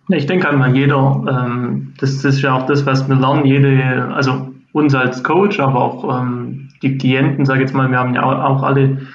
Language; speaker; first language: German; native; German